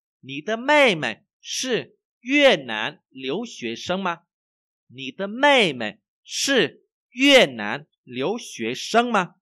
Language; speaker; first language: Chinese; non-native, fluent; Vietnamese